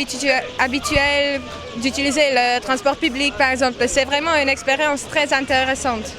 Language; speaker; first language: French; non-native, local second language; Luxembourgish